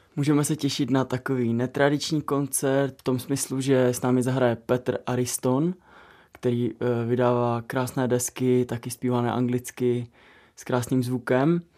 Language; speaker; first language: Czech; native; Czech